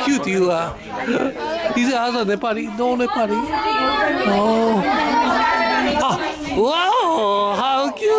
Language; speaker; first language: English; non-native, learner; Japanese